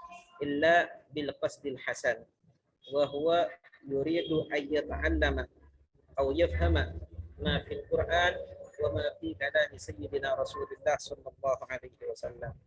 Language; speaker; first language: Arabic; non-native, fluent; Malay